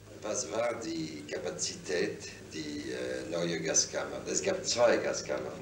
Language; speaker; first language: German; non-native, fluent; French